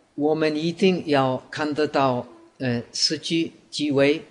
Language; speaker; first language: Chinese; non-native, fluent; Czech